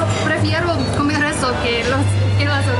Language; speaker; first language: Spanish; non-native, learner; English